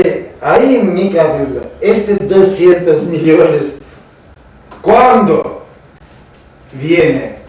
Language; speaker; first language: Spanish; non-native, learner; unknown